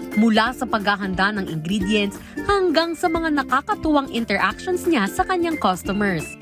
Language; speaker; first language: Filipino; native; Filipino